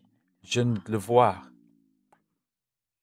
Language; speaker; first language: French; non-native, learner; English